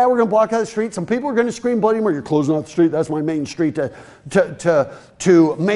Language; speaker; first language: English; native; English